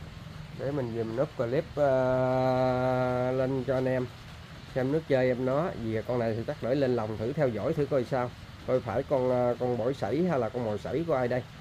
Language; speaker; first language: Vietnamese; native; Vietnamese